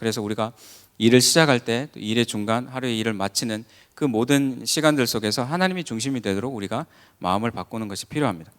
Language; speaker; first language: Korean; native; Korean